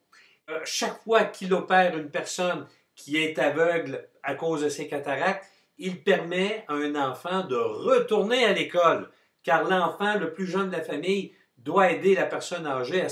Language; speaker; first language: French; native; French